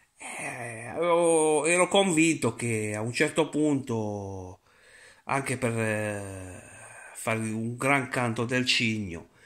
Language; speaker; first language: Italian; native; Italian